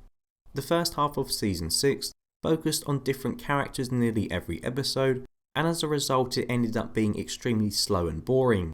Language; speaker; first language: English; native; English